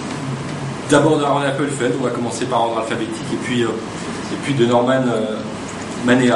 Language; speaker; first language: French; native; French